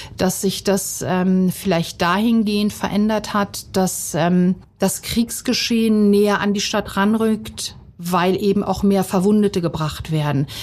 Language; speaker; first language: German; early bilingual, other home language; Bosnian